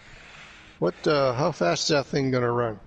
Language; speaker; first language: English; native; English